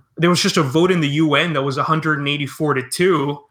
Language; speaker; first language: English; early bilingual, other home language; Spanish